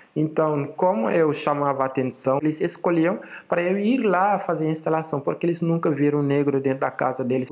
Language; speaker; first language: Portuguese; non-native, fluent; Wolof